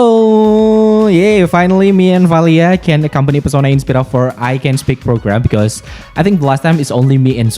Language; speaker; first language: English; non-native, learner; Indonesian